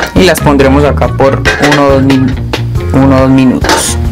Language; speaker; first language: Spanish; native; Spanish